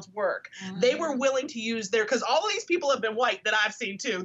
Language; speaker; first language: English; native; English